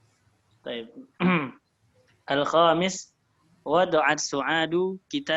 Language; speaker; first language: Arabic; non-native, learner; Indonesian